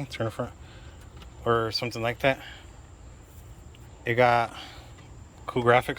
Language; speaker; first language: English; native; English